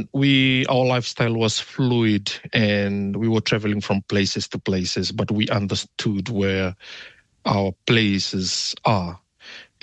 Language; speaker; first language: English; non-native, fluent; Fijian